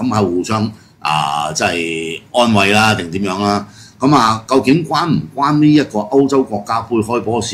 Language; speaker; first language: Cantonese; native; Cantonese